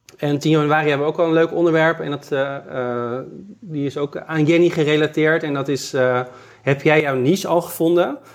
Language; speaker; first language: Dutch; native; Dutch